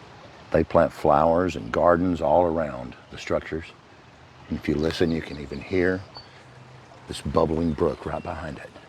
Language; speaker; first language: English; native; English